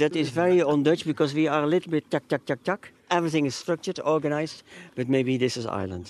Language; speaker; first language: English; non-native, fluent; Dutch